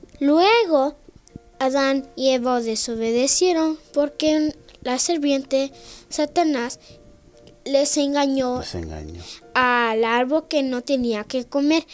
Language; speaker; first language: Spanish; early bilingual, heritage; Spanish